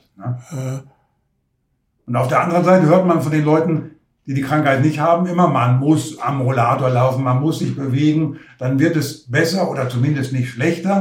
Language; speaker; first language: German; native; German